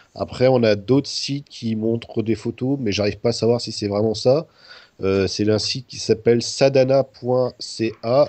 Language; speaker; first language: French; native; French